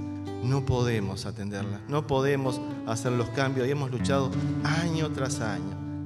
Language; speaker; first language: Spanish; native; Spanish